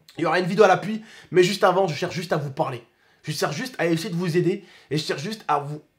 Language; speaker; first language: French; early bilingual, other home language; Arabic